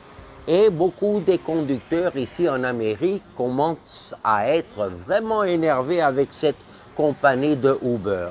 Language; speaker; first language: French; non-native, fluent; English